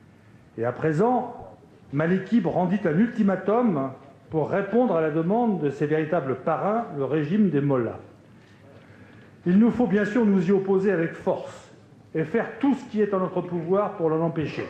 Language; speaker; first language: French; native; French